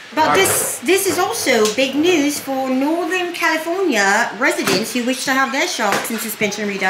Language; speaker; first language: English; native; English